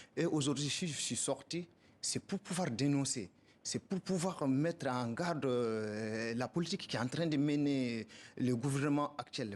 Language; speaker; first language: French; non-native, local second language; Soninke